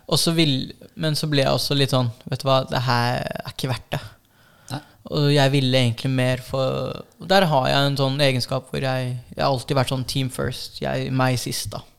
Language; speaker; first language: Norwegian; early bilingual, other home language; Filipino